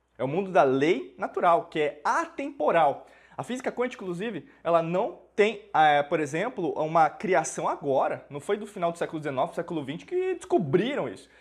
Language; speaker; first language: Portuguese; native; Portuguese